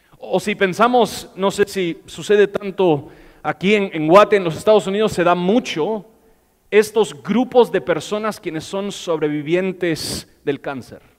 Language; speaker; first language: Spanish; non-native, fluent; English